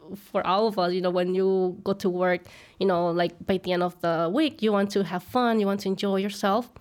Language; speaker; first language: English; early bilingual, other home language; Spanish